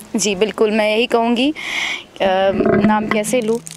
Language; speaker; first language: Hindi; native; Hindi